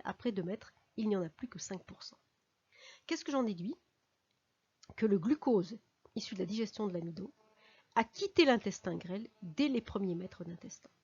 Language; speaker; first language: French; native; French